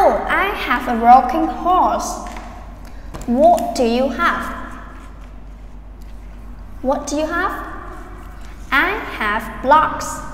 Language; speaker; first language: English; non-native, fluent; Vietnamese